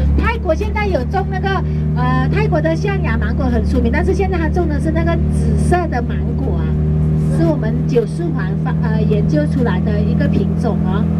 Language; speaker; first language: Chinese; non-native, fluent; Thai